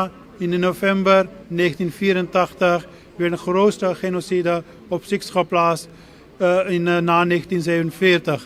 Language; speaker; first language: Dutch; non-native, fluent; Punjabi